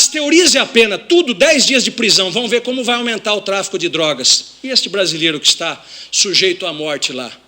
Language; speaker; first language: Portuguese; native; Portuguese